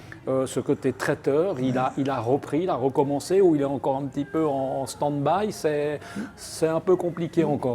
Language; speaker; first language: French; native; French